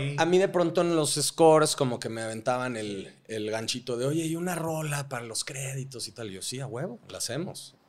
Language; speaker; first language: Spanish; native; Spanish